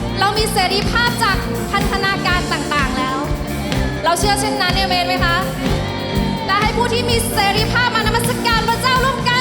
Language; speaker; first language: Thai; native; Thai